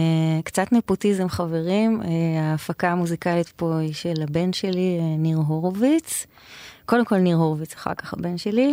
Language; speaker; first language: Hebrew; native; Hebrew